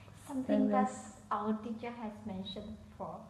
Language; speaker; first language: English; non-native, learner; Vietnamese